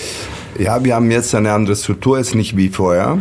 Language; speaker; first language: German; non-native, learner; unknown